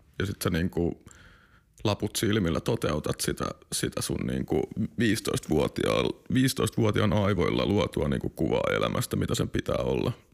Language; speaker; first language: Finnish; native; Finnish